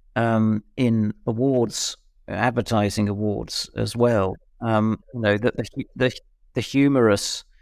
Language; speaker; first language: English; native; English